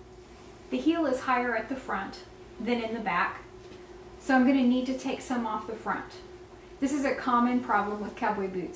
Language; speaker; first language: English; native; English